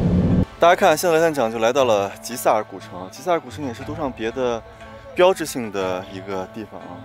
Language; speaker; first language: Chinese; native; Chinese